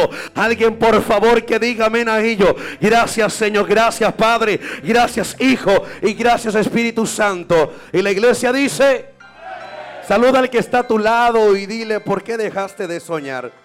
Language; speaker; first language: Spanish; native; Spanish